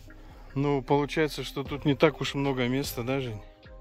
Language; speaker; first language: Russian; native; Russian